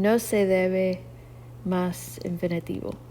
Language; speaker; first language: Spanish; non-native, fluent; English